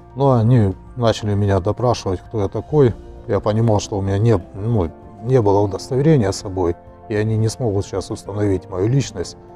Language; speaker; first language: Russian; native; Russian